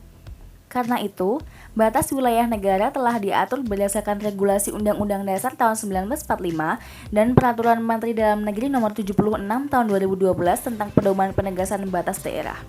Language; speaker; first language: Indonesian; native; Indonesian